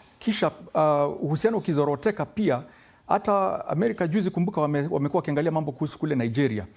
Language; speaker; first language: Swahili; non-native, local second language; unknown